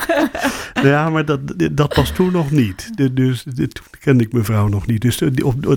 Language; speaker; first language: Dutch; native; Dutch